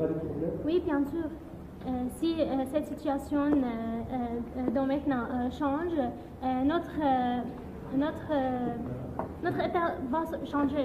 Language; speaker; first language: French; non-native, learner; Arabic